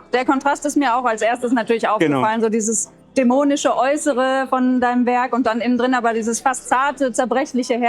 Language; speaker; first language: German; native; German